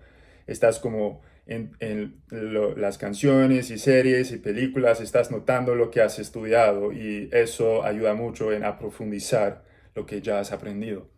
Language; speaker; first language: Spanish; non-native, learner; English